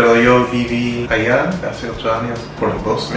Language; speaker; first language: Spanish; non-native, learner; Vietnamese